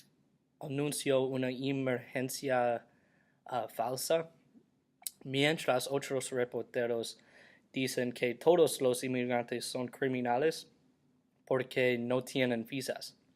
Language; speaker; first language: Spanish; non-native, learner; English